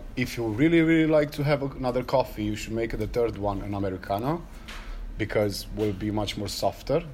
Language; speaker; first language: English; non-native, learner; Romanian